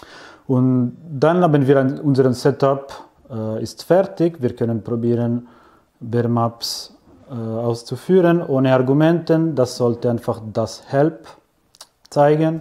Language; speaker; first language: German; non-native, fluent; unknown